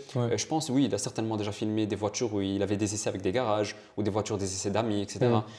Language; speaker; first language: French; early bilingual, other home language; Italian